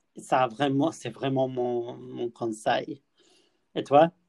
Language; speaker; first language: French; non-native, learner; English